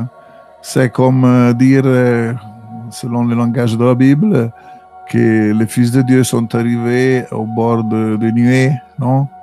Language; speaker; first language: French; non-native, fluent; Italian